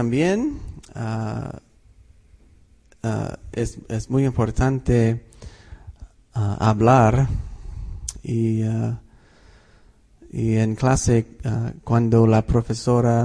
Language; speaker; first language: Spanish; non-native, fluent; English